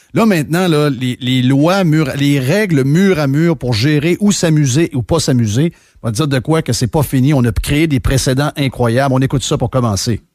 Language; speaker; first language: French; native; French